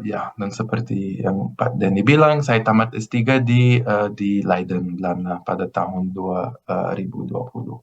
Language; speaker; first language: Indonesian; non-native, fluent; Greek